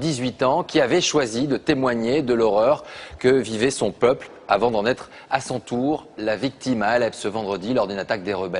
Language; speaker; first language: French; native; French